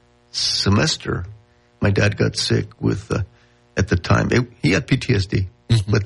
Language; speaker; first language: English; non-native, local second language; Spanish